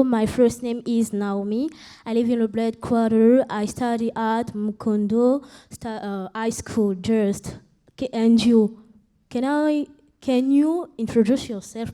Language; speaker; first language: English; non-native, learner; French